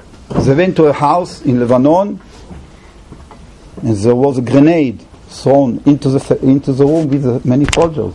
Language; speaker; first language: English; non-native, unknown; Hebrew